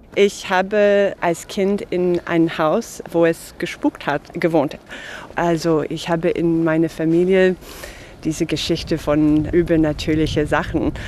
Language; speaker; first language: German; non-native, fluent; English